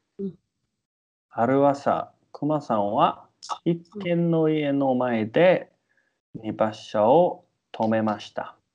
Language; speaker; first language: Japanese; non-native, learner; English